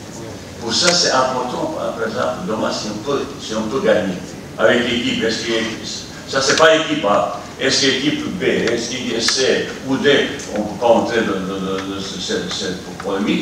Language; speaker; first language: French; non-native, fluent; Bosnian